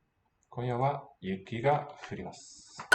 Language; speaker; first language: Japanese; non-native, learner; English